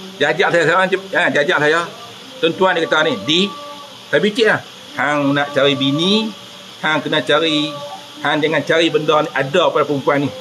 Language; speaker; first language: Malay; native; Malay